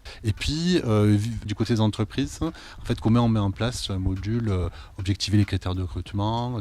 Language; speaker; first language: French; native; French